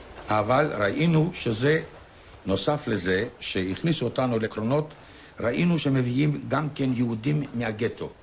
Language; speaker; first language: Hebrew; non-native, fluent; Polish